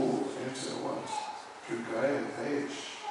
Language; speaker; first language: Russian; non-native, learner; English